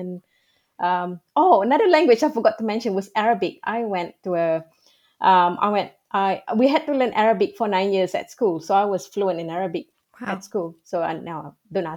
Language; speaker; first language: English; non-native, local second language; Malay